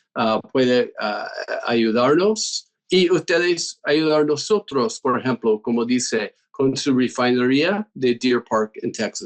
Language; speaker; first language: Spanish; non-native, fluent; English